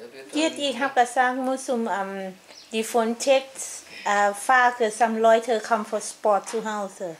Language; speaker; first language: German; non-native, learner; Thai